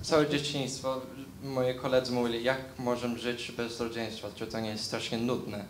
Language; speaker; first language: Polish; early bilingual, heritage; Polish